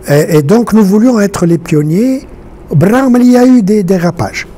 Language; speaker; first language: French; non-native, local second language; Arabic